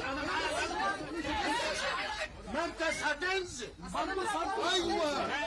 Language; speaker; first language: Arabic; native; Arabic